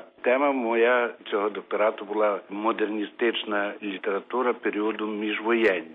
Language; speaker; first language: Ukrainian; native; Ukrainian